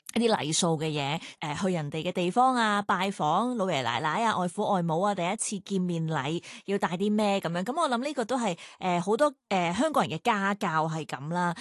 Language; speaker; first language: Cantonese; native; Cantonese